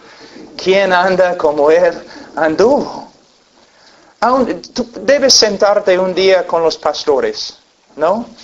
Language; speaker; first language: Spanish; non-native, fluent; English